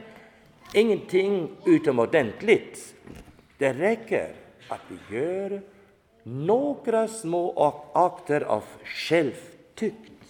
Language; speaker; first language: Swedish; non-native, fluent; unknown